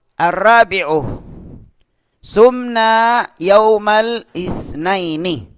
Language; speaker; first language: Arabic; non-native, fluent; Filipino